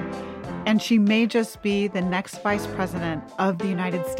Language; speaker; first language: English; native; English